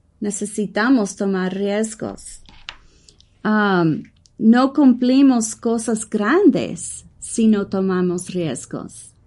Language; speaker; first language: Spanish; non-native, learner; English